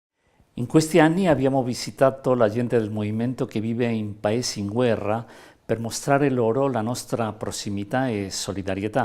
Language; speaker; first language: Italian; non-native, fluent; Spanish